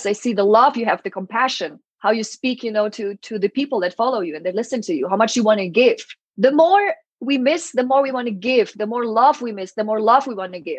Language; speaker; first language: English; non-native, fluent; German